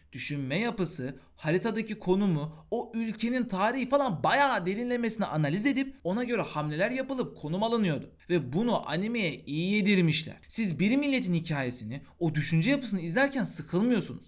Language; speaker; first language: Turkish; native; Turkish